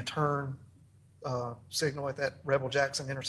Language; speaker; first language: English; native; English